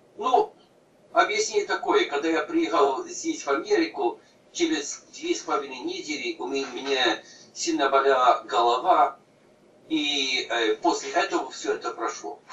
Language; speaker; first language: Russian; native; Russian